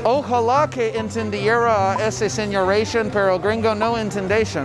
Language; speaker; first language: Spanish; non-native, fluent; English